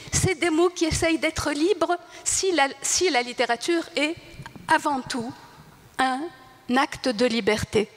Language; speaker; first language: French; non-native, local second language; Arabic